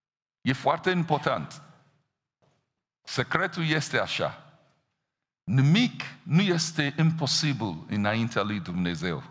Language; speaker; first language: Romanian; non-native, fluent; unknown